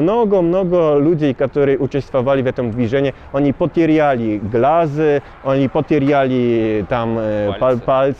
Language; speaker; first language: Russian; non-native, learner; Polish